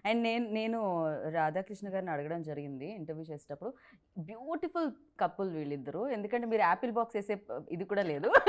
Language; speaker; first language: Telugu; native; Telugu